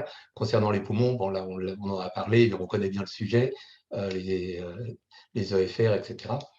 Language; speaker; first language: French; native; French